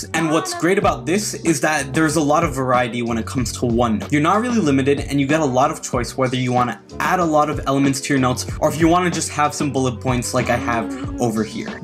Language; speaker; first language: English; native; English